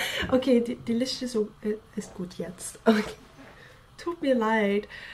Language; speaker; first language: German; non-native, fluent; English